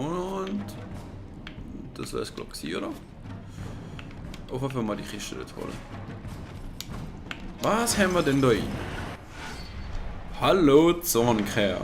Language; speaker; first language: German; native; German